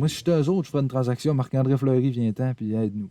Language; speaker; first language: French; native; French